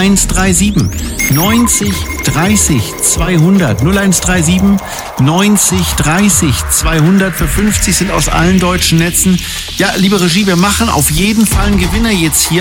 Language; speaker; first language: German; native; German